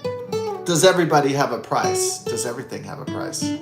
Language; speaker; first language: English; native; English